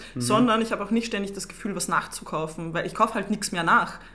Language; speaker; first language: German; native; German